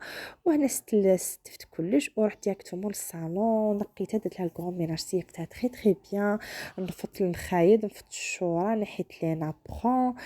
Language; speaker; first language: Arabic; native; Arabic